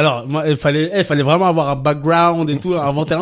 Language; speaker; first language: French; native; French